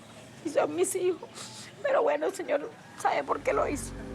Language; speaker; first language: Spanish; native; Spanish